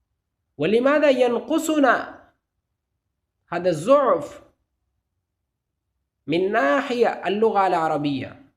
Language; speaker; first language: Arabic; non-native, fluent; Urdu